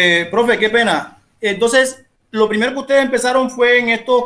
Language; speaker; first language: Spanish; native; Spanish